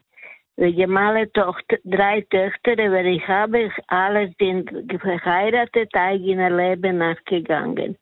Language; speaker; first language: German; non-native, fluent; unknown